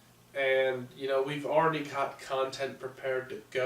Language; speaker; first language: English; native; English